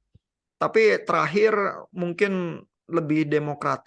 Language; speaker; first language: Indonesian; native; Indonesian